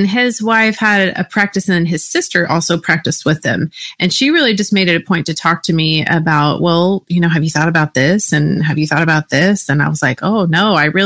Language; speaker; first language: English; native; English